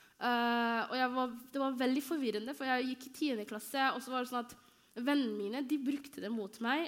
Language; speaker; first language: Norwegian; early bilingual, other home language; Somali